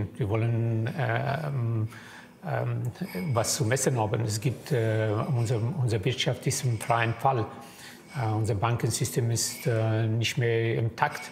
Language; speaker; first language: German; non-native, fluent; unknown